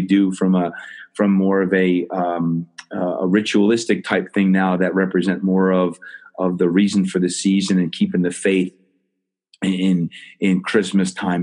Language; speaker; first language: English; native; English